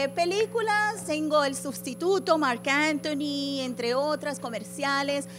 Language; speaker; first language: Spanish; early bilingual, heritage; Spanish